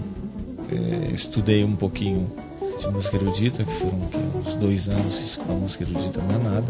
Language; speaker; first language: Portuguese; native; Portuguese